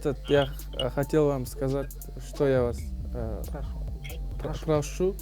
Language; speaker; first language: Russian; non-native, local second language; Kazakh